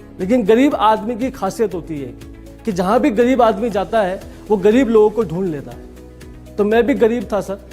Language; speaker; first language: Hindi; native; Hindi